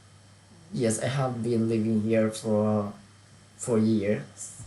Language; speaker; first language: English; non-native, learner; Vietnamese